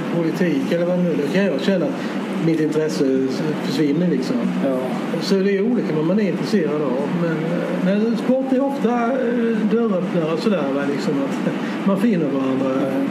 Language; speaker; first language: Swedish; native; Swedish